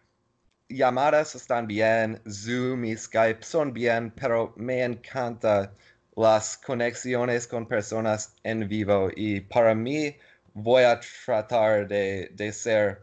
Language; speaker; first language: Spanish; non-native, learner; English